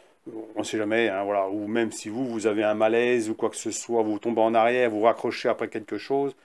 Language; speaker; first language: French; native; French